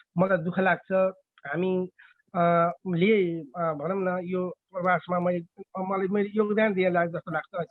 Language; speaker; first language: Nepali; native; Nepali